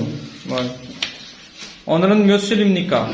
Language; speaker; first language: Korean; non-native, fluent; Punjabi